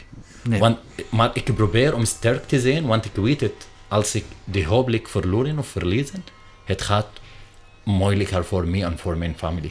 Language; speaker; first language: Dutch; non-native, learner; Arabic